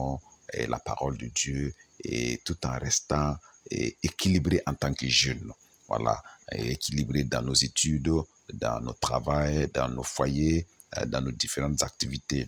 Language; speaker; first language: French; non-native, local second language; Mossi